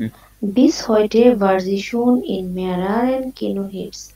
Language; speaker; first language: German; non-native, learner; Bangla